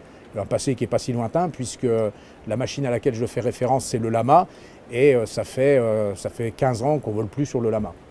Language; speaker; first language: French; native; French